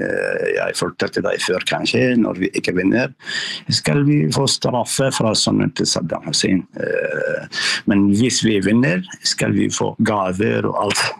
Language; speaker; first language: Norwegian; non-native, learner; Arabic